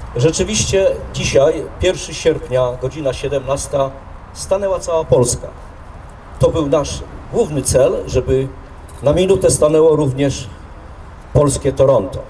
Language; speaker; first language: Polish; native; Polish